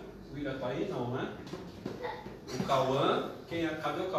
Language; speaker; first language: Portuguese; native; Portuguese